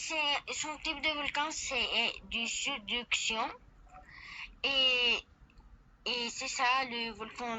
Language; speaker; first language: French; non-native, learner; Spanish